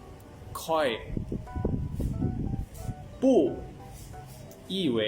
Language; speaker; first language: Chinese; non-native, learner; Lao